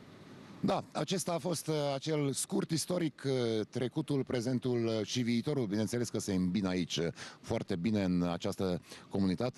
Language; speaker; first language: Romanian; native; Romanian